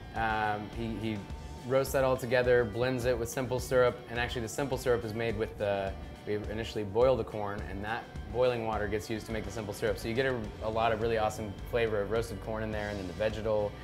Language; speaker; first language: English; native; English